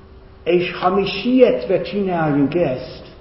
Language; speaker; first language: Hungarian; non-native, fluent; English